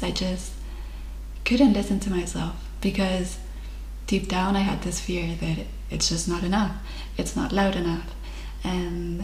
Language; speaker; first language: English; non-native, fluent; Spanish